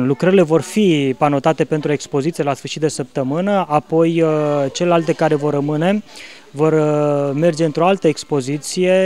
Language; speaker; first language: Romanian; native; Romanian